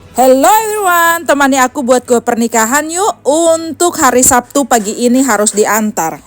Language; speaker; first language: Indonesian; native; Indonesian